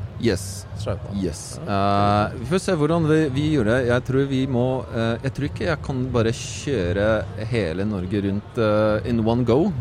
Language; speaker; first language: Norwegian; non-native, fluent; Polish